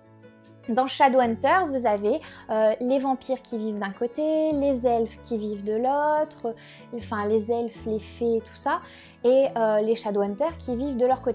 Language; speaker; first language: French; native; French